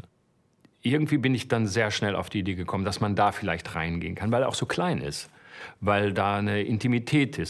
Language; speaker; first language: German; native; German